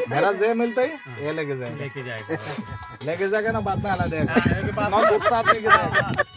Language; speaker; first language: Hindi; non-native, learner; Bangla